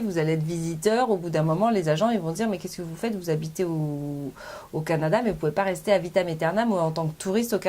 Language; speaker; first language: French; native; French